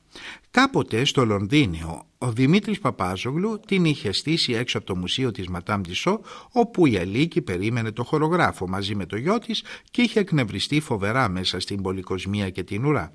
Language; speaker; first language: Greek; native; Greek